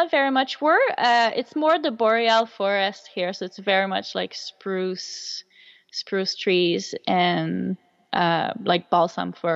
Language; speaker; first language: English; non-native, fluent; French